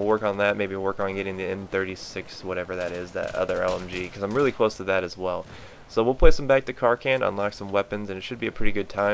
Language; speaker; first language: English; native; English